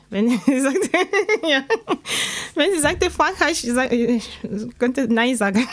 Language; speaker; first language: German; non-native, learner; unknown